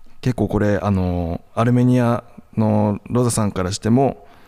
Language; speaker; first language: Japanese; native; Japanese